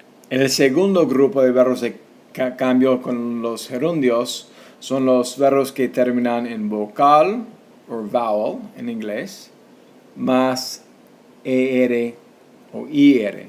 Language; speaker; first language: Spanish; non-native, fluent; English